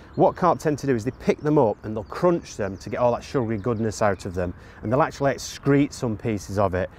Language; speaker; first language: English; native; English